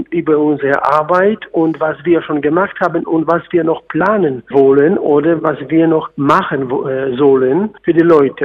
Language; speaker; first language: German; non-native, fluent; Polish